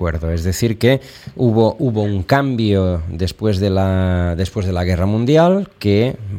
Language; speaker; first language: Spanish; non-native, local second language; Catalan